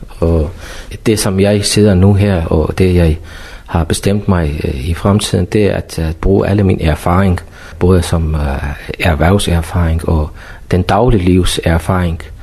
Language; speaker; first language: Danish; non-native, fluent; Persian